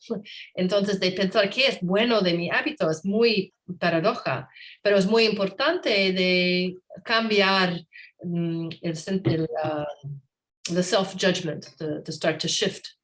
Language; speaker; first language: Spanish; non-native, learner; English